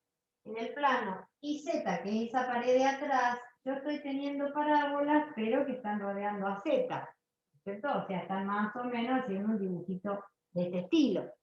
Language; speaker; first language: Spanish; native; Spanish